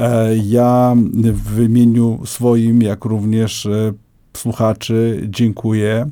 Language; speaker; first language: Polish; native; Polish